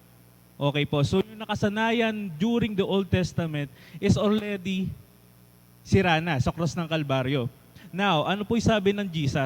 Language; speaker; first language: Filipino; native; Filipino